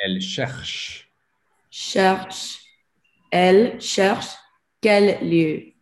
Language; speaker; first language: French; non-native, learner; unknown